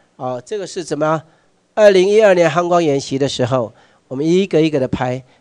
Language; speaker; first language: Chinese; native; Chinese